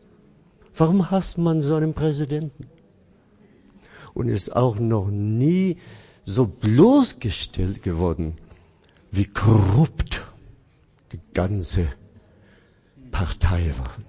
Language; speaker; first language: German; non-native, fluent; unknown